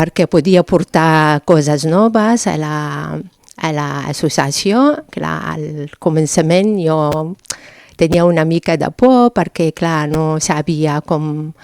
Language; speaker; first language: Catalan; non-native, fluent; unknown